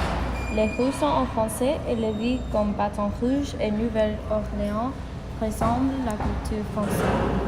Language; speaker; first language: French; non-native, learner; English